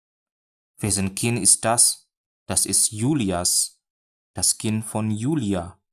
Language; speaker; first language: German; non-native, fluent; Indonesian